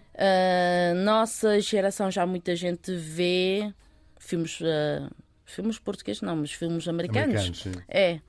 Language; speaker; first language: Portuguese; early bilingual, other home language; Chinese